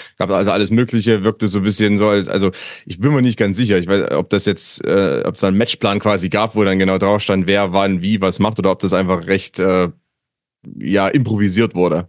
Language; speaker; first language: German; native; German